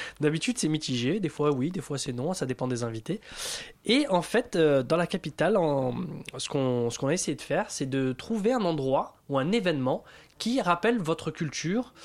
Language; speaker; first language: French; native; French